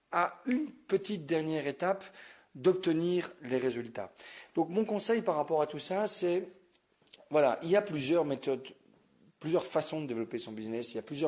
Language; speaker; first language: French; native; French